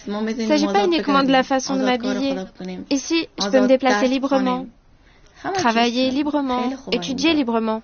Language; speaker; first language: French; non-native, fluent; Persian